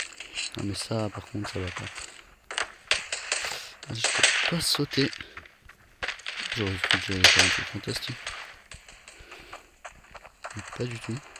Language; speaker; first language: French; native; French